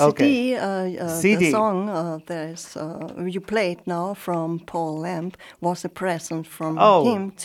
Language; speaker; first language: English; non-native, fluent; German